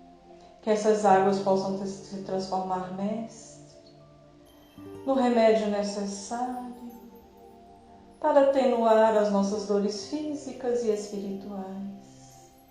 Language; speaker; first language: Portuguese; native; Portuguese